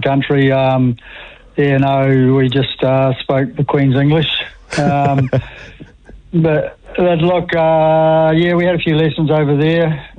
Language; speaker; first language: English; native; English